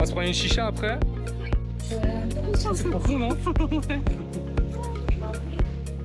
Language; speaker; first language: French; native; French